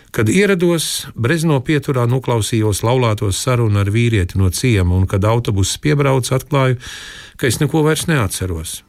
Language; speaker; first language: Latvian; native; Latvian